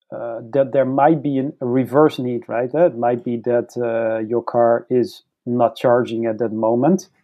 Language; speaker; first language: English; non-native, fluent; Dutch